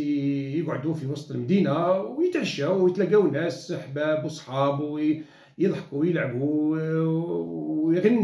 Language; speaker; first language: Arabic; native; Arabic